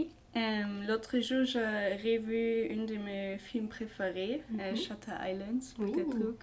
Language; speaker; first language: French; non-native, learner; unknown